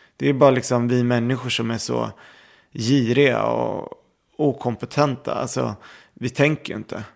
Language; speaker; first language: Swedish; early bilingual, other home language; Arabic